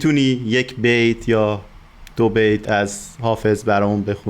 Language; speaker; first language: Persian; native; Persian